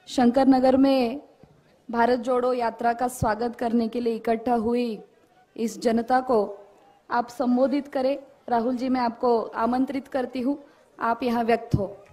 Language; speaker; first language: Hindi; non-native, local second language; Marathi